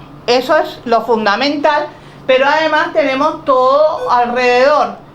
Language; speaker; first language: Spanish; native; Spanish